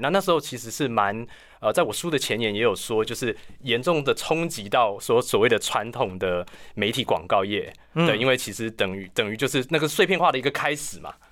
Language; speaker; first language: Chinese; native; Chinese